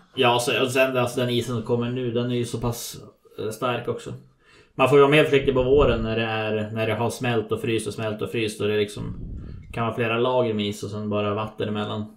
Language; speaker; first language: Swedish; native; Swedish